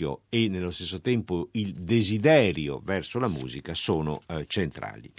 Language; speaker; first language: Italian; native; Italian